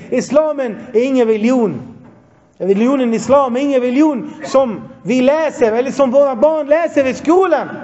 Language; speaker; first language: Swedish; non-native, fluent; Arabic